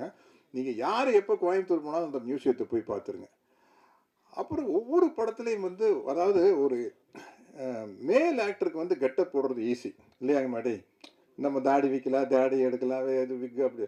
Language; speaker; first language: Tamil; native; Tamil